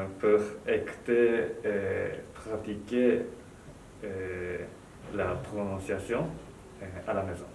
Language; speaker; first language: French; non-native, learner; Japanese